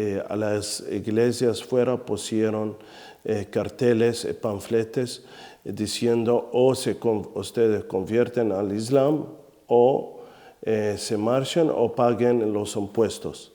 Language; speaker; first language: Spanish; non-native, fluent; Arabic